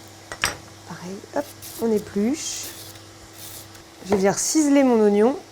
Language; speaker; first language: French; native; French